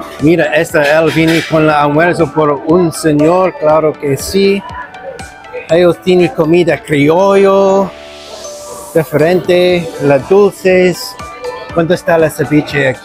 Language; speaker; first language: Spanish; non-native, learner; English